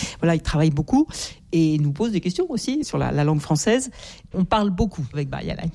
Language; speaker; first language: French; native; French